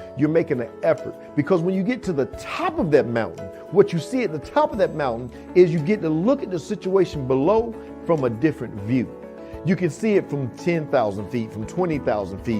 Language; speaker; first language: English; native; English